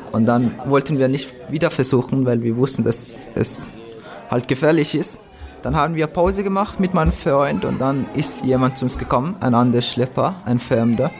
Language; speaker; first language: German; non-native, fluent; Persian